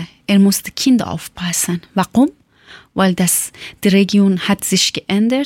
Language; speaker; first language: German; non-native, learner; Persian